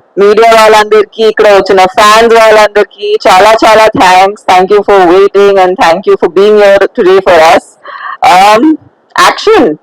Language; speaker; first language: Telugu; non-native, fluent; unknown